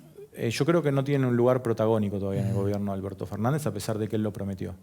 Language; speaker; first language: Spanish; native; Spanish